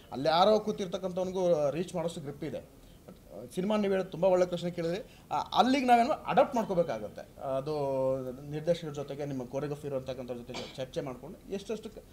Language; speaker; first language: Kannada; native; Kannada